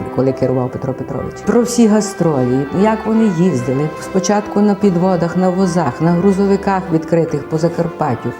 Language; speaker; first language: Ukrainian; native; Ukrainian